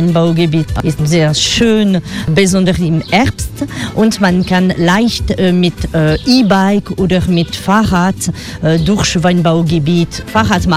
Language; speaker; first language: German; non-native, fluent; French